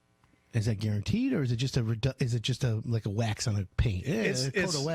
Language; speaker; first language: English; native; English